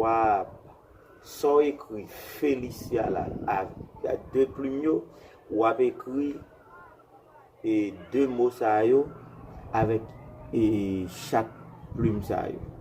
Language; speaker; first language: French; non-native, learner; Haitian Creole